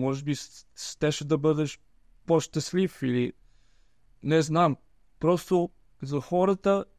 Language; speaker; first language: Bulgarian; early bilingual, heritage; Bulgarian